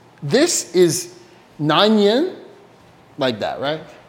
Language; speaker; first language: English; native; English